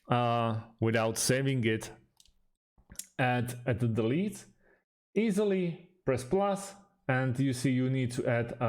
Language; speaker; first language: English; non-native, fluent; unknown